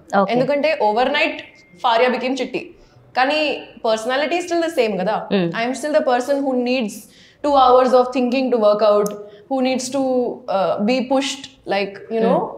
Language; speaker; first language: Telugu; non-native, local second language; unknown